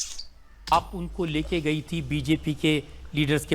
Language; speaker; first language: Hindi; native; Hindi